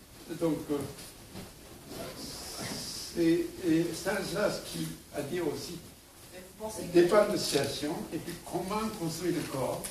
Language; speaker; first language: French; non-native, learner; Japanese